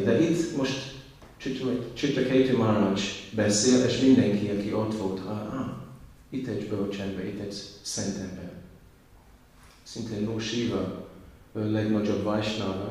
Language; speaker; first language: Hungarian; non-native, learner; English